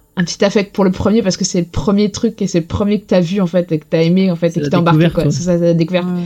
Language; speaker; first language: French; native; French